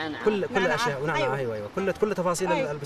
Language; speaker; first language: Arabic; native; Arabic